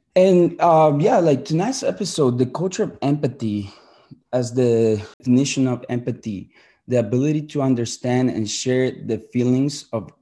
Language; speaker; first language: English; early bilingual, other home language; Spanish